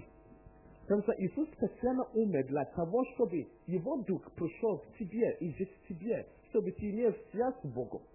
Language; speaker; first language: Russian; non-native, learner; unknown